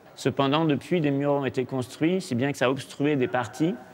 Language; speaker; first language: French; native; French